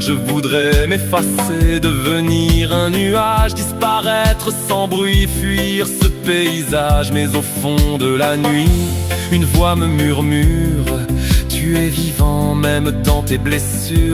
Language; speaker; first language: French; native; French